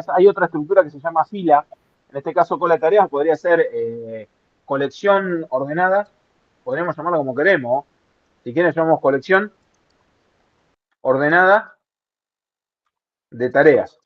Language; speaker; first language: Spanish; native; Spanish